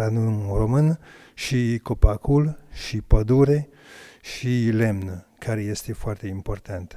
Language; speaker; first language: Romanian; non-native, learner; French